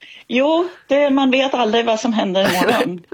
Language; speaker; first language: Swedish; native; Swedish